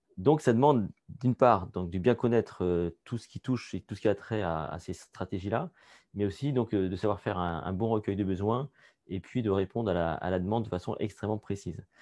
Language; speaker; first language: French; native; French